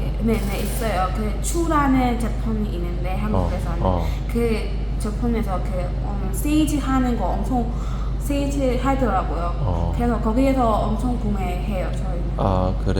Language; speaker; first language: Korean; non-native, learner; Burmese